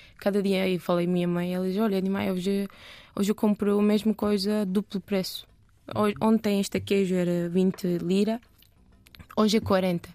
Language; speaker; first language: Portuguese; non-native, learner; Turkish